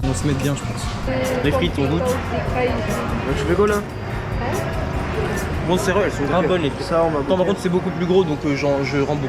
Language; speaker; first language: French; native; French